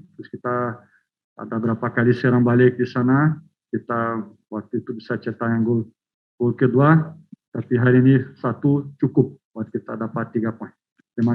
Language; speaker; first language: Indonesian; non-native, fluent; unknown